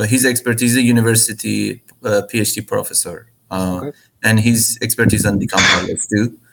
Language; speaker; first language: English; non-native, fluent; Persian